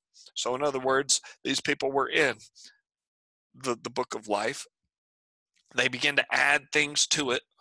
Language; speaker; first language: English; native; English